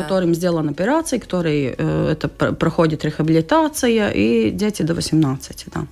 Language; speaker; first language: Russian; non-native, local second language; Latvian